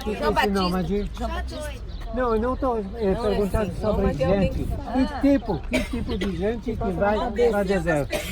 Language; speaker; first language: Portuguese; non-native, learner; Hebrew